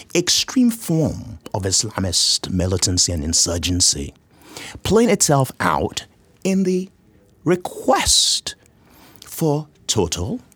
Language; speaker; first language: English; non-native, local second language; Yoruba